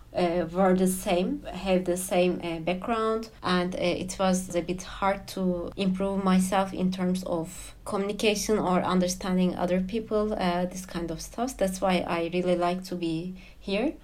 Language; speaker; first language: English; non-native, fluent; Turkish